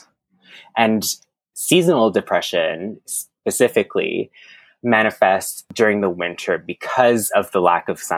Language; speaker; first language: English; non-native, fluent; French